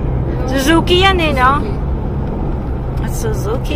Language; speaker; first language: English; non-native, local second language; Filipino